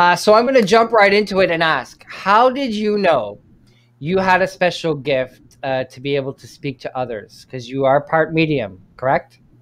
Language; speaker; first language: English; native; English